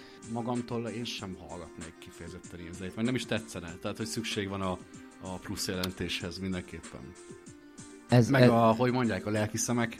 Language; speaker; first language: Hungarian; native; Hungarian